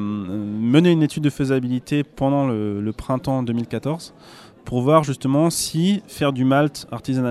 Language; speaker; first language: French; native; French